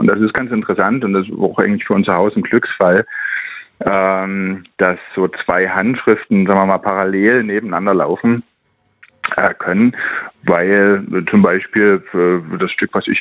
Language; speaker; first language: German; native; German